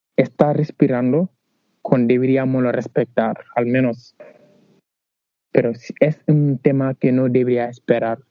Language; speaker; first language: Spanish; non-native, learner; Wolof